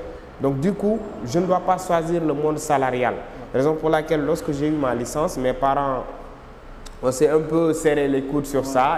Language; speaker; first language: French; non-native, local second language; Wolof